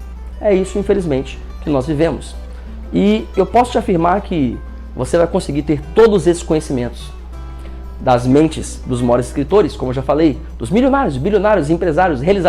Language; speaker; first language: Portuguese; native; Portuguese